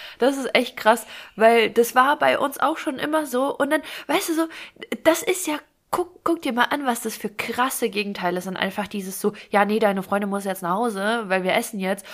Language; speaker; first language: German; early bilingual, other home language; Russian